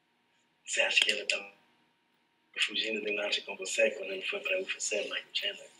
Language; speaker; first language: Portuguese; non-native, fluent; English